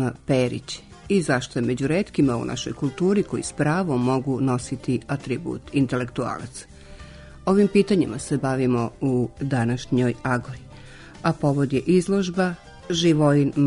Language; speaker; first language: Serbian; native; Serbian